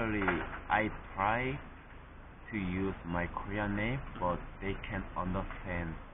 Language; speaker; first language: English; non-native, learner; Korean